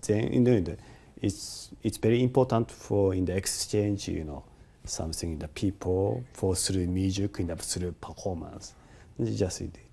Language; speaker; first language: English; non-native, learner; Japanese